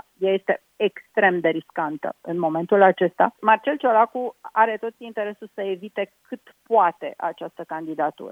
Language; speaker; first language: Romanian; native; Romanian